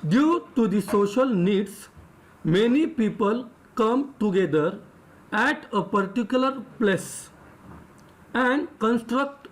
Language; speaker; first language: English; non-native, local second language; Marathi